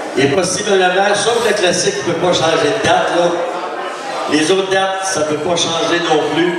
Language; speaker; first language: French; native; French